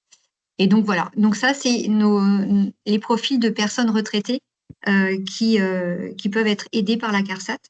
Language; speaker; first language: French; native; French